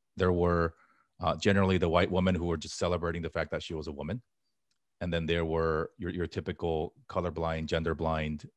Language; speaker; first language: English; native; English